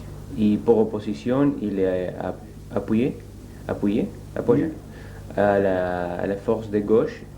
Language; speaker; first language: French; non-native, learner; Spanish